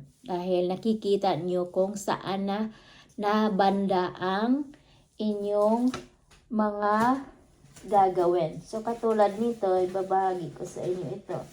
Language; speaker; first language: Filipino; non-native, local second language; Cebuano